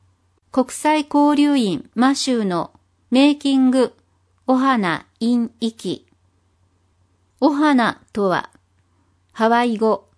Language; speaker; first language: Japanese; non-native, fluent; English